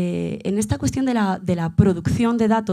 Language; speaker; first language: Spanish; native; Spanish